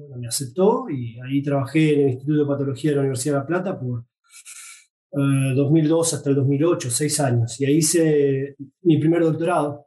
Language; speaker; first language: Spanish; native; Spanish